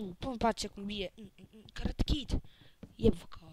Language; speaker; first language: Polish; native; Polish